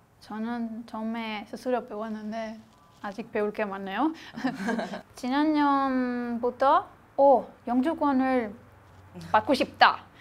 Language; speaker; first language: Korean; non-native, learner; Spanish